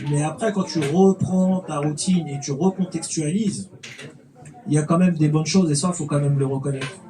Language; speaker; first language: French; native; French